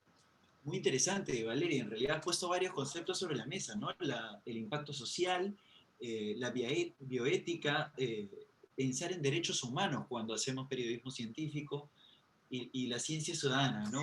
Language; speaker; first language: Spanish; native; Spanish